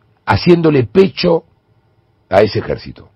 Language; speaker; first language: Spanish; native; Spanish